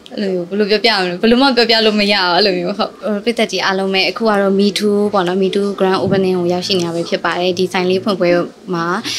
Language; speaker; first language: Burmese; native; Burmese